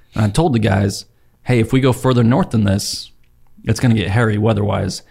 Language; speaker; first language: English; native; English